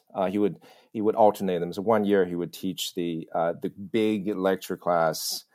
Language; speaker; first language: English; early bilingual, other home language; Chinese